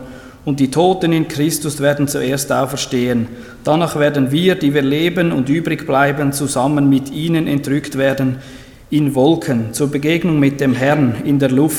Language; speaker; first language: German; native; German